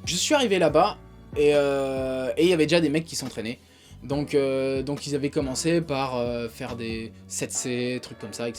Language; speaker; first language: French; native; French